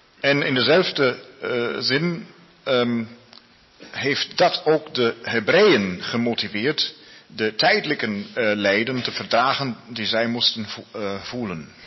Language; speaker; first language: Dutch; non-native, learner; Spanish